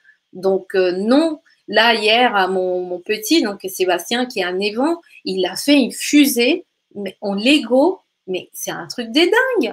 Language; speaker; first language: French; native; French